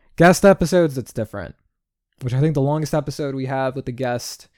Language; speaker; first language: English; native; English